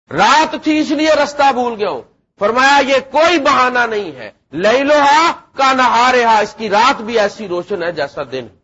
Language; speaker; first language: Urdu; non-native, local second language; Punjabi